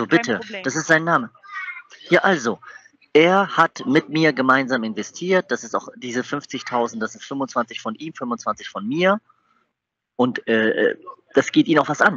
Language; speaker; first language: German; native; German